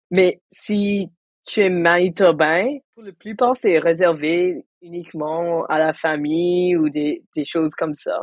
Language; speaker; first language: French; non-native, local second language; English